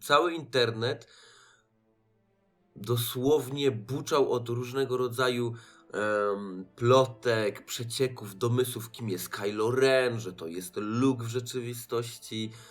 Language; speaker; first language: Polish; native; Polish